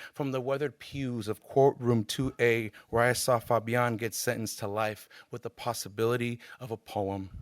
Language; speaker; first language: English; native; English